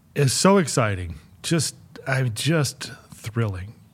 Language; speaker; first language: English; native; English